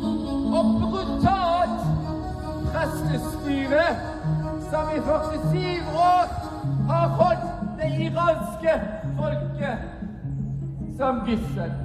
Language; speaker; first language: Norwegian; non-native, fluent; Persian